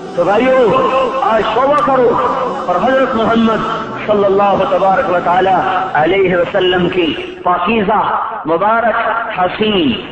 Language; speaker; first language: Urdu; non-native, local second language; Punjabi